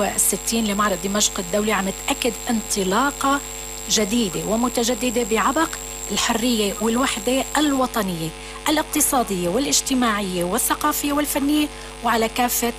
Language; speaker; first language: Arabic; native; Arabic